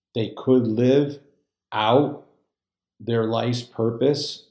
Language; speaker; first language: English; native; English